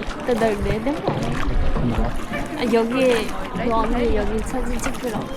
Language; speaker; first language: Korean; non-native, fluent; Vietnamese